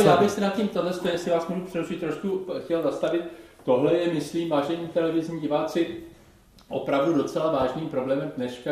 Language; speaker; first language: Czech; native; Czech